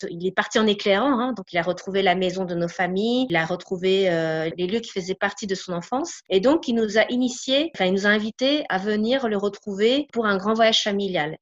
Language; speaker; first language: French; native; French